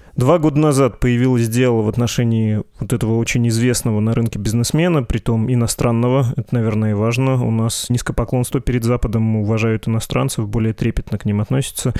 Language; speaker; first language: Russian; native; Russian